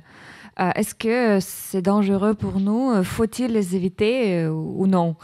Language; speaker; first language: French; non-native, learner; Russian